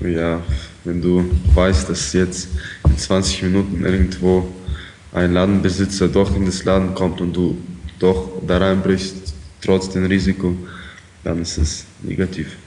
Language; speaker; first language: German; early bilingual, other home language; Ukrainian